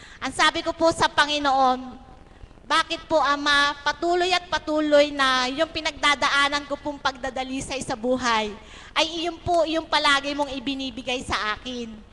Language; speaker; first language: Filipino; native; Filipino